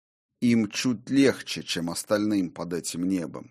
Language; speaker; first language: Russian; native; Russian